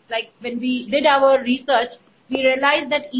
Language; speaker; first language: English; non-native, local second language; Hindi